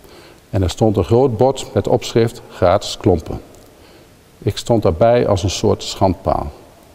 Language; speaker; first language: Dutch; native; Dutch